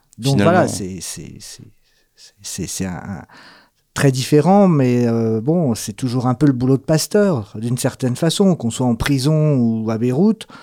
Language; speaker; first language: French; native; French